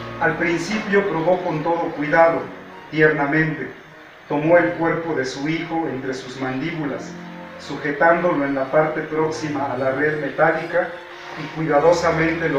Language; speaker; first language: Spanish; native; Spanish